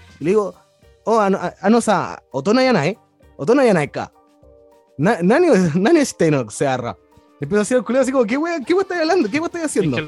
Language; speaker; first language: Spanish; native; Spanish